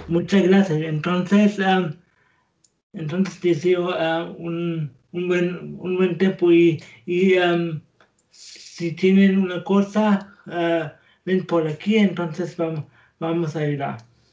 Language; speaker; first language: Spanish; non-native, learner; German